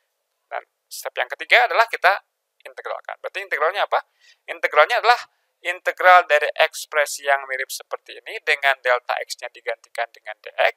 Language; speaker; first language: Indonesian; native; Indonesian